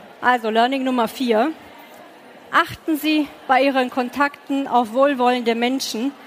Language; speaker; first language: German; early bilingual, other home language; Romanian